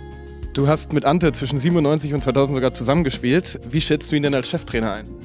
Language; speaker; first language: German; native; German